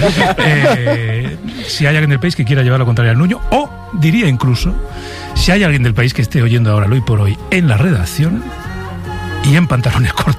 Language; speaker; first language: Spanish; native; Spanish